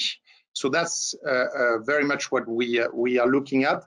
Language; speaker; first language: English; non-native, fluent; French